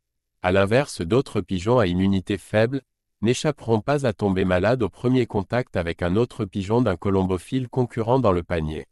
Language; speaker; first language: French; native; French